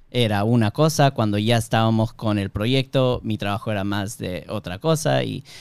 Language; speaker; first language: Spanish; early bilingual, heritage; Spanish